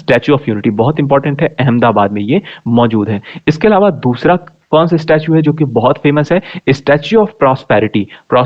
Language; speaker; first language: Hindi; native; Hindi